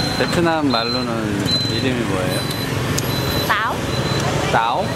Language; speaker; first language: Korean; non-native, learner; Vietnamese